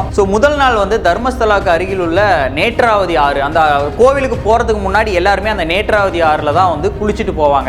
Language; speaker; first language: Tamil; native; Tamil